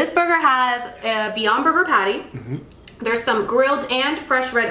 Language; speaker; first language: English; native; English